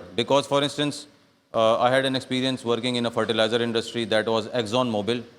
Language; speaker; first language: English; non-native, local second language; Urdu